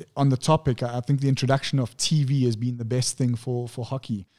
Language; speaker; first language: English; native; English